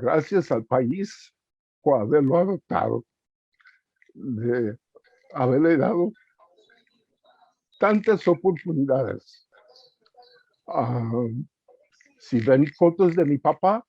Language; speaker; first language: Spanish; early bilingual, heritage; Spanish